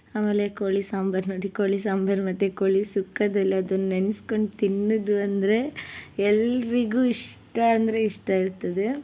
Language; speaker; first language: Kannada; non-native, local second language; Tulu